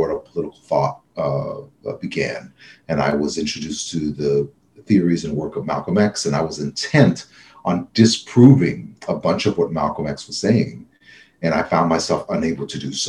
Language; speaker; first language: English; native; English